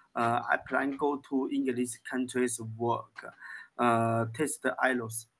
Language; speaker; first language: English; non-native, learner; Chinese